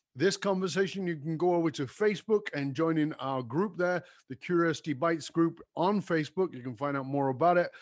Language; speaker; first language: English; native; English